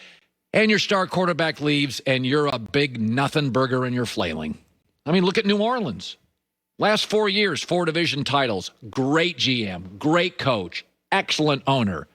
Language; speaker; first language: English; native; English